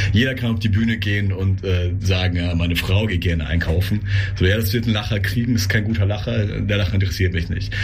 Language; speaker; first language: German; non-native, fluent; Russian